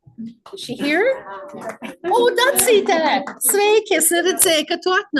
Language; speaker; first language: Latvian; early bilingual, heritage; Latvian